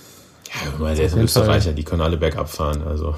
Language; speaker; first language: German; native; German